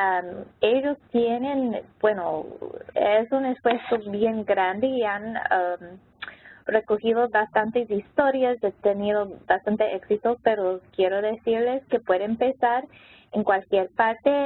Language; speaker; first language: Spanish; non-native, local second language; English